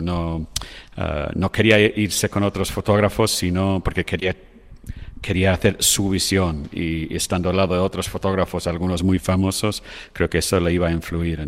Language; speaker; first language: Spanish; non-native, fluent; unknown